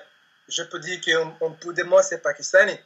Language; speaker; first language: French; non-native, learner; Spanish